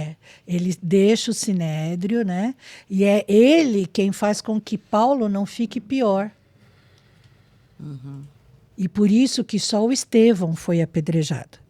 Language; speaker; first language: Portuguese; native; Portuguese